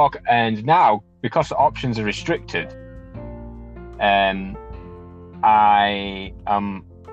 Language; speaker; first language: English; native; English